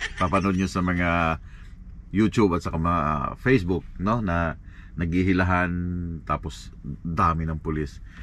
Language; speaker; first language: Filipino; non-native, local second language; Cebuano